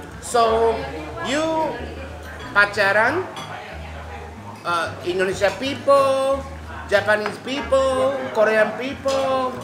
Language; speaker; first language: English; non-native, learner; Indonesian